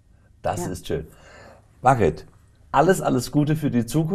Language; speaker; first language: German; native; German